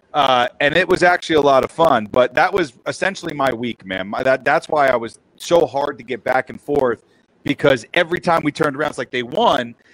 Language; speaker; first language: English; native; English